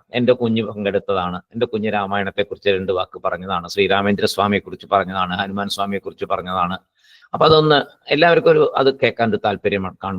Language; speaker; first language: Malayalam; native; Malayalam